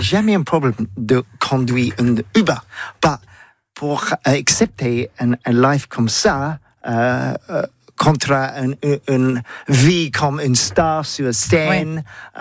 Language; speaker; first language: French; non-native, learner; English